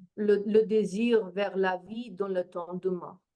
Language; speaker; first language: French; non-native, fluent; Slovenian